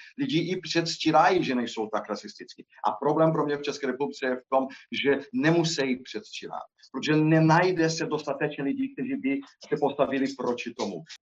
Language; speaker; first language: Czech; non-native, fluent; Portuguese